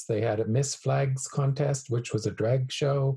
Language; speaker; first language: English; native; English